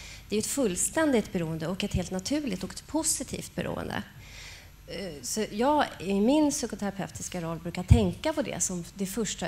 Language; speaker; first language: Swedish; native; Swedish